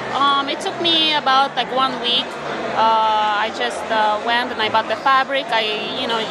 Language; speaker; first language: English; non-native, fluent; Ukrainian